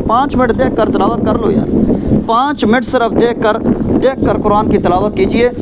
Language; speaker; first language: Urdu; non-native, local second language; Punjabi